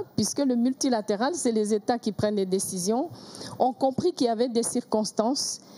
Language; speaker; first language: French; non-native, local second language; Kinyarwanda